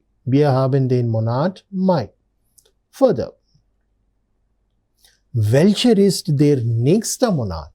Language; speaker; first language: German; non-native, learner; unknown